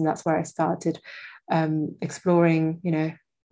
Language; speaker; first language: English; native; English